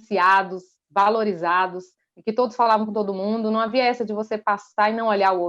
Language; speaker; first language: Portuguese; native; Portuguese